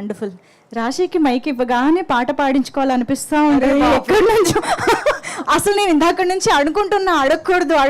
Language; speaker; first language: Telugu; native; Telugu